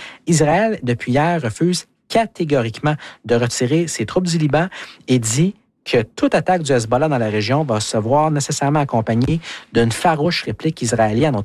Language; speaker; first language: French; native; French